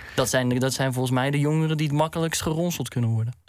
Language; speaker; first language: Dutch; native; Dutch